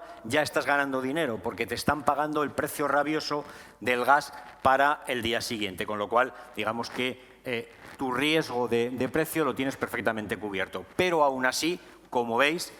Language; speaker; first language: Spanish; native; Spanish